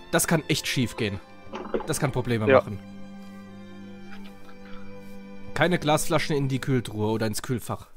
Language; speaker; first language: German; native; German